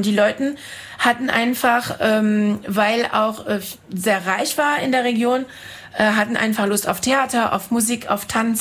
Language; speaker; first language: German; non-native, fluent; French